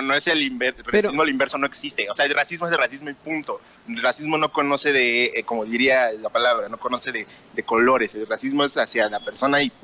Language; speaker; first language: Spanish; native; Spanish